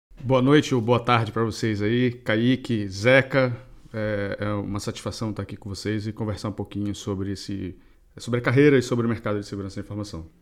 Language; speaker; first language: Portuguese; native; Portuguese